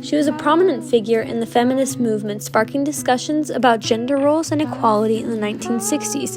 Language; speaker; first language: English; native; English